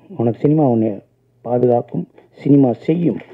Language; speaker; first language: Tamil; native; Tamil